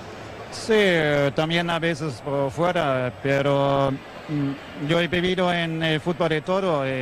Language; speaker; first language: Spanish; non-native, fluent; German